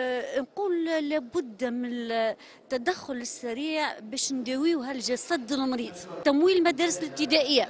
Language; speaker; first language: Arabic; native; Arabic